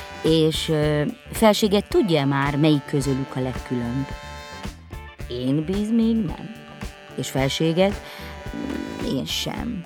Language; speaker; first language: Hungarian; native; Hungarian